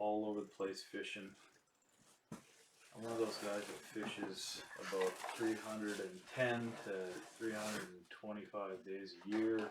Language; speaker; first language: English; native; English